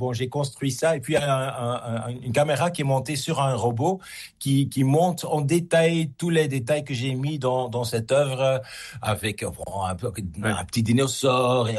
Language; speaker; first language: French; native; French